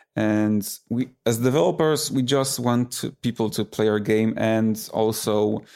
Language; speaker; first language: English; non-native, fluent; Polish